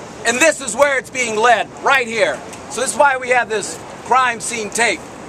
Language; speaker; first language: English; native; English